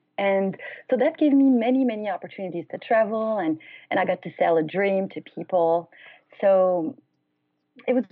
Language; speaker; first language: English; non-native, fluent; French